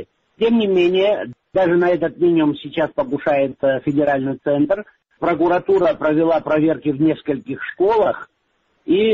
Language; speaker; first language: Russian; non-native, local second language; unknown